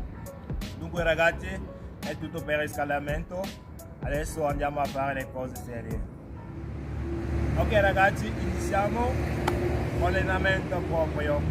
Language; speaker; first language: Italian; non-native, learner; French